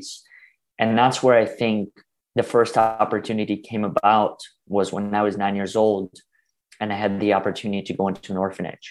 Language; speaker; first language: English; early bilingual, other home language; Russian